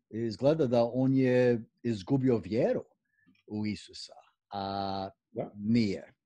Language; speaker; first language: Croatian; early bilingual, heritage; Croatian